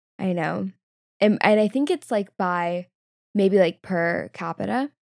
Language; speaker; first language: English; native; English